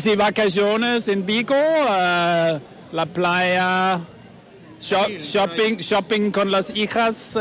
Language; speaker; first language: Spanish; non-native, learner; Danish